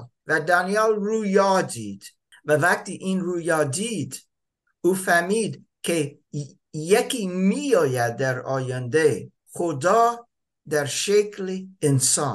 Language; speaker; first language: Persian; non-native, fluent; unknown